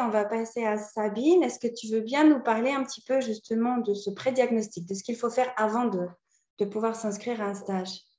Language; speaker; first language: French; native; French